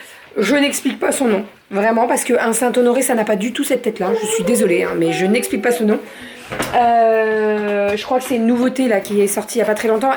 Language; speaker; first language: French; native; French